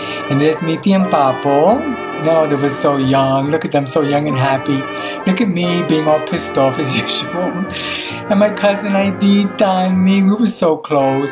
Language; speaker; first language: English; early bilingual, other home language; Spanish